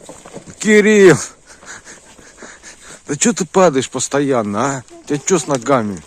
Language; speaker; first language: Russian; native; Russian